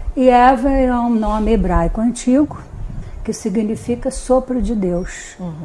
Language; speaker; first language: Portuguese; early bilingual, other home language; Hungarian